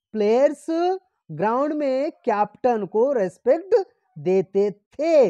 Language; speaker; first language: Hindi; non-native, local second language; Marathi